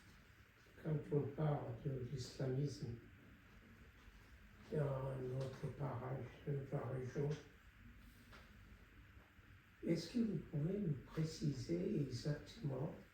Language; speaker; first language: French; non-native, local second language; Comorian